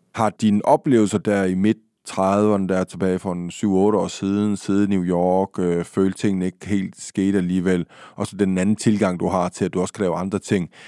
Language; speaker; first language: Danish; native; Danish